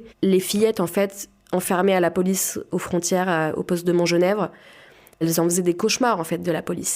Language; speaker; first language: French; native; French